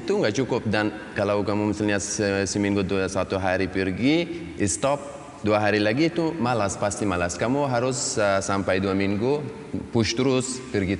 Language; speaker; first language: Indonesian; non-native, learner; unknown